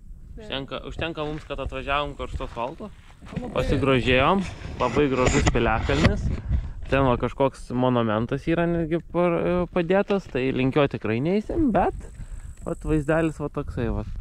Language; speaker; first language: Lithuanian; native; Lithuanian